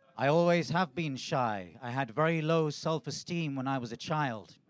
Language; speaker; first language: English; native; English